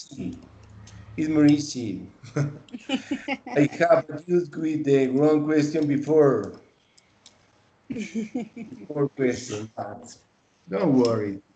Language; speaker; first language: English; non-native, learner; Spanish